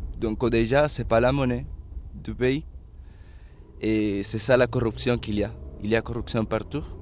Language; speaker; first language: French; non-native, fluent; Spanish